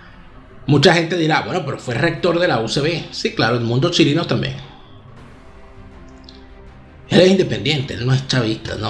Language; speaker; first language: Spanish; native; Spanish